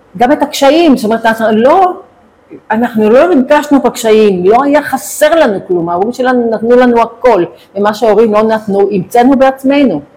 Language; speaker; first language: Hebrew; native; Hebrew